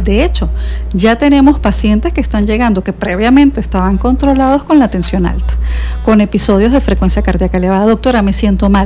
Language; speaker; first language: Spanish; native; Spanish